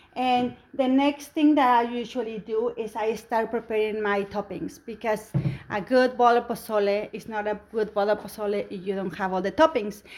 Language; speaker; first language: English; non-native, fluent; Spanish